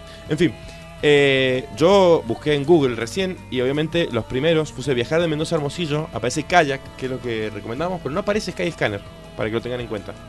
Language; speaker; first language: Spanish; native; Spanish